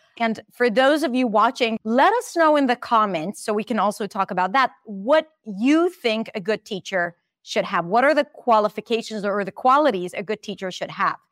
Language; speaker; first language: English; non-native, fluent; Hebrew